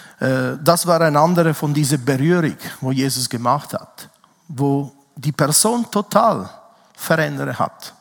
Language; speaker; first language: German; non-native, fluent; Italian